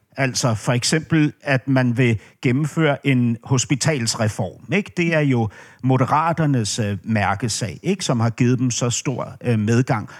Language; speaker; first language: Danish; native; Danish